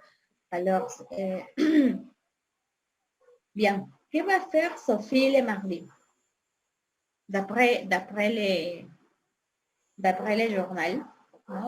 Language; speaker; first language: French; non-native, fluent; Spanish